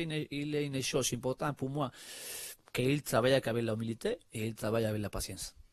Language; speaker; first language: French; non-native, learner; Spanish